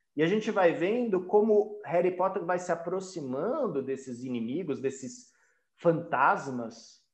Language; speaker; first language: Portuguese; non-native, local second language; German